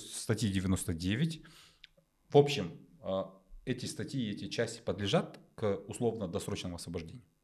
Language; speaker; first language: Russian; non-native, local second language; Kazakh